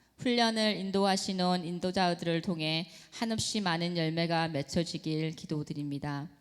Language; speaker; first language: Korean; native; Korean